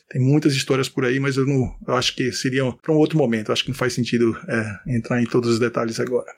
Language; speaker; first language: Portuguese; native; Portuguese